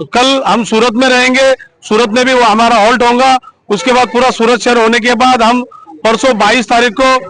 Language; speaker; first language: Hindi; non-native, local second language; Marathi